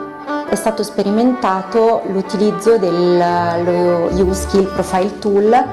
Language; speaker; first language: Italian; native; Italian